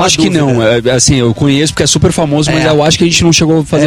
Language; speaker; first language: Portuguese; native; Portuguese